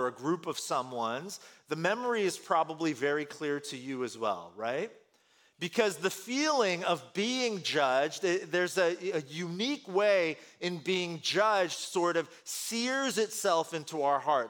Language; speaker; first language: English; early bilingual, other home language; Korean